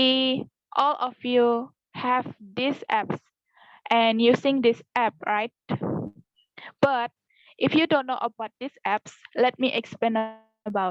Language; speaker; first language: English; non-native, learner; Indonesian